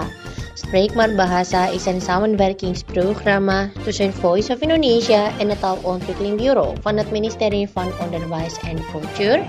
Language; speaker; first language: Dutch; non-native, learner; Indonesian